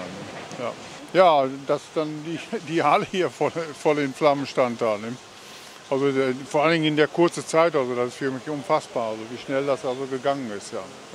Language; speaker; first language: German; native; German